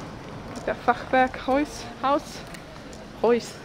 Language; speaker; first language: German; non-native, learner; Swedish